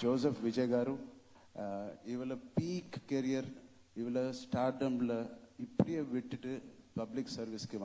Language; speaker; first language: Tamil; non-native, local second language; Telugu